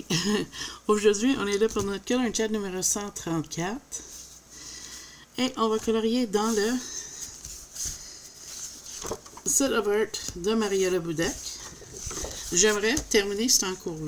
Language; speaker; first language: French; native; French